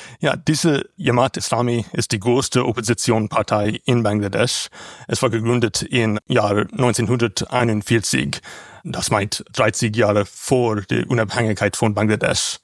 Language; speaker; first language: German; non-native, learner; English